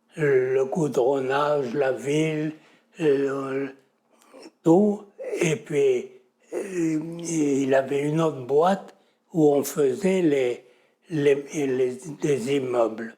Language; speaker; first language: French; native; French